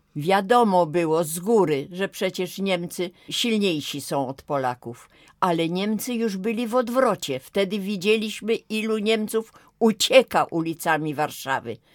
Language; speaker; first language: Polish; native; Polish